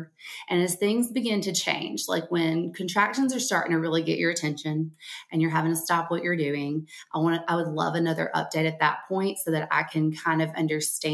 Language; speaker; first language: English; native; English